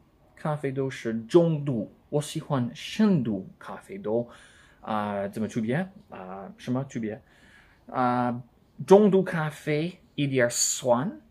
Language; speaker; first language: Chinese; non-native, learner; English